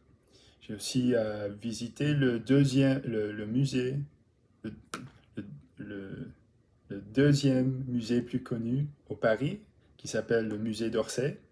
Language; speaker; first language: French; non-native, learner; English